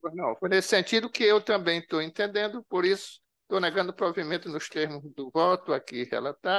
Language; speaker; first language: Portuguese; native; Portuguese